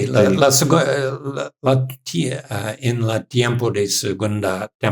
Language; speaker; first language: Spanish; non-native, learner; English